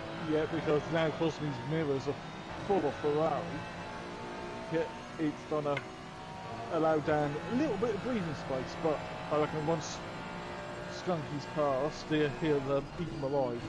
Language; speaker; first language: English; native; English